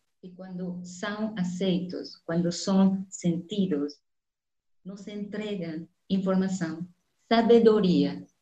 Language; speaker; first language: Spanish; non-native, fluent; Portuguese